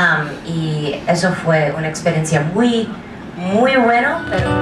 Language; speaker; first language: Spanish; non-native, learner; English